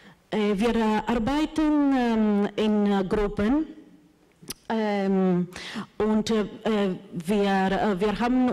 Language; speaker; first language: German; non-native, fluent; Greek